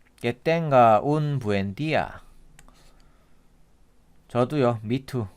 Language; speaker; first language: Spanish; non-native, learner; Korean